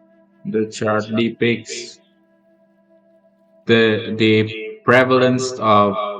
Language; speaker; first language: English; non-native, learner; Vietnamese